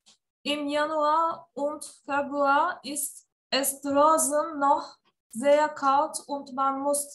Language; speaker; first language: German; non-native, learner; Turkish